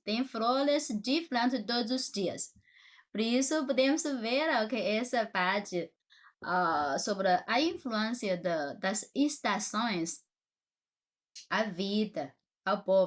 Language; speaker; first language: Portuguese; non-native, fluent; Chinese